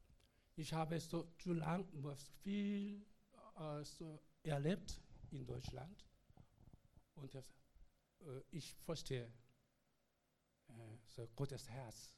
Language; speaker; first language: German; non-native, learner; Korean